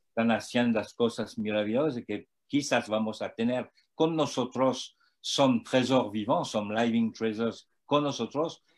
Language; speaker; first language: Spanish; non-native, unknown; French